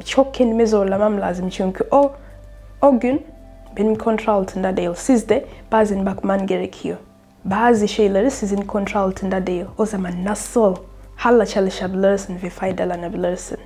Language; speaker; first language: Turkish; non-native, fluent; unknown